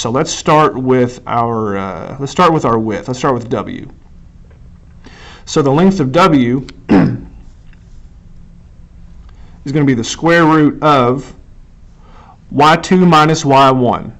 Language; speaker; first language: English; native; English